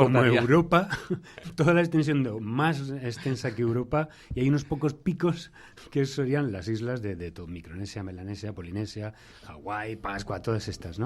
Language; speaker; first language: Spanish; native; Spanish